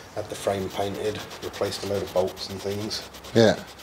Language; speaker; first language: English; native; English